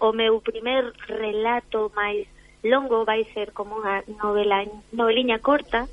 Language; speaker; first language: Galician; non-native, local second language; Spanish